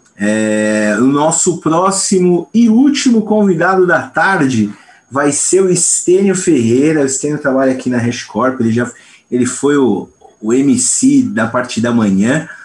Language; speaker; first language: Portuguese; native; Portuguese